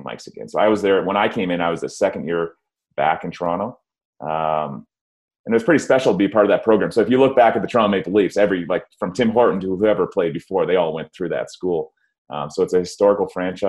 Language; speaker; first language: English; native; English